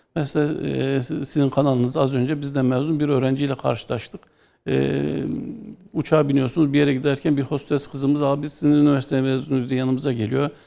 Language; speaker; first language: Turkish; native; Turkish